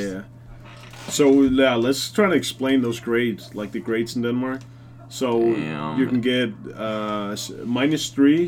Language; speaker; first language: English; non-native, fluent; Danish